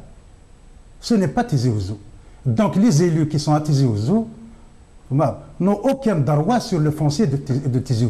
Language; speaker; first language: French; non-native, local second language; Kabyle